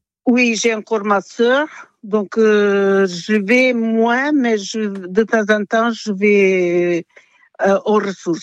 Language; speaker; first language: French; non-native, fluent; Portuguese